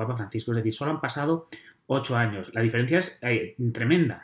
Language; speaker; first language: Spanish; native; Spanish